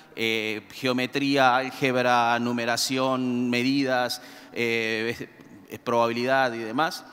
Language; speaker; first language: Spanish; native; Spanish